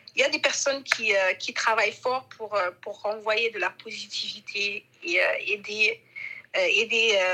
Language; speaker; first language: French; non-native, local second language; Bambara